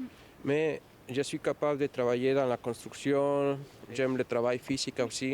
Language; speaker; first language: French; non-native, fluent; Spanish